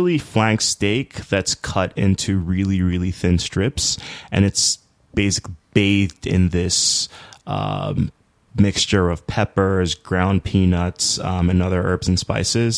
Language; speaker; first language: English; native; English